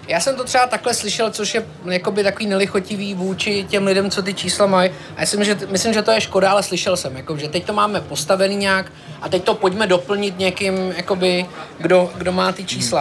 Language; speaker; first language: Czech; native; Czech